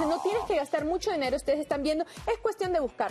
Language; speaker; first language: Spanish; native; Spanish